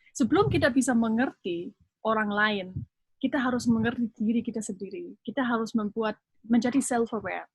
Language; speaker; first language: Indonesian; non-native, fluent; German